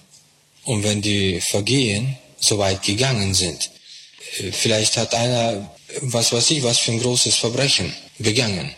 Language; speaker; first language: German; non-native, fluent; Russian